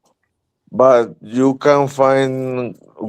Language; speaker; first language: English; non-native, learner; Spanish